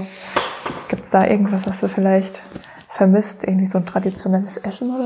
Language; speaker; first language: German; native; German